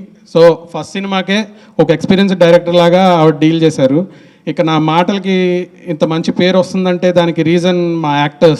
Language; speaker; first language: Telugu; native; Telugu